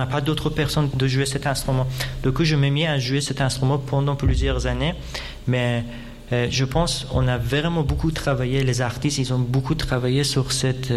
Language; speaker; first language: French; non-native, fluent; Persian